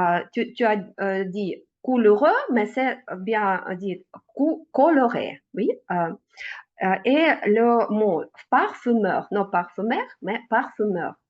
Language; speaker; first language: French; non-native, learner; Russian